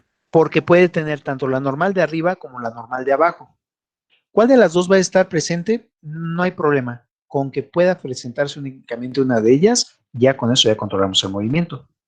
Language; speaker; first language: Spanish; native; Spanish